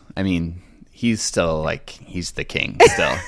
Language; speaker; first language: English; native; English